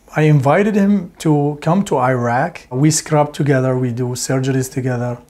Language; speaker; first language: English; non-native, fluent; Arabic